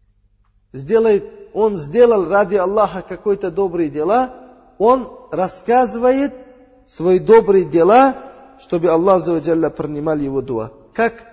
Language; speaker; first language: Russian; non-native, learner; Uzbek